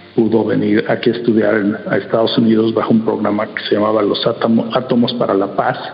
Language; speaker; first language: Spanish; early bilingual, heritage; Spanish